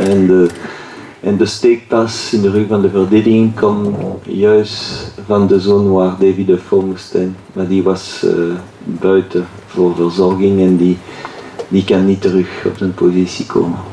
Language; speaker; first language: Dutch; non-native, local second language; French